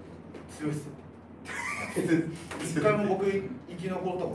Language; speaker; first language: Japanese; native; Japanese